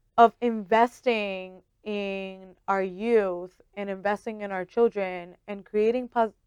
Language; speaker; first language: English; early bilingual, other home language; Spanish